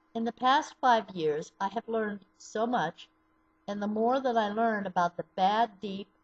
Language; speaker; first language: English; native; English